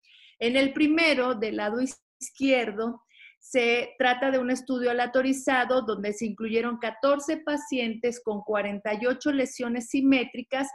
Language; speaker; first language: Spanish; native; Spanish